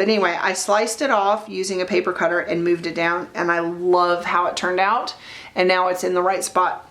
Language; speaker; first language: English; native; English